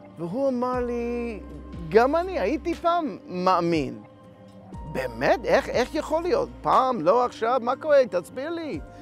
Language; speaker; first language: Hebrew; non-native, fluent; English